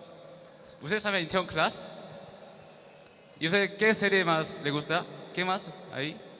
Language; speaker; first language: Spanish; non-native, learner; Korean